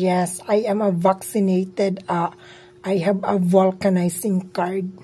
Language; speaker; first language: English; non-native, learner; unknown